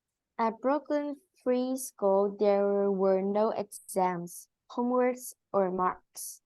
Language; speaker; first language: English; non-native, learner; Vietnamese